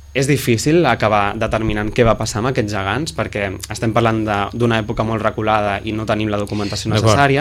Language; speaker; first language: Catalan; native; Catalan